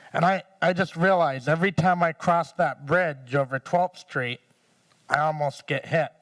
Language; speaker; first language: English; native; English